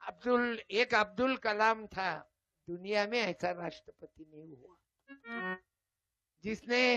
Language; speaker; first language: Hindi; non-native, local second language; Marathi